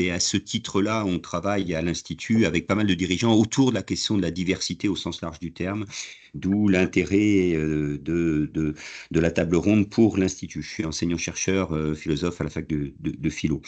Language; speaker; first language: French; native; French